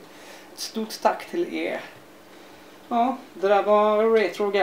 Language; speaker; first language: Swedish; native; Swedish